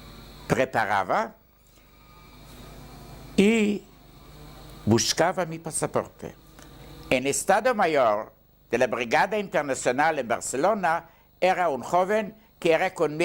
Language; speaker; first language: Spanish; non-native, learner; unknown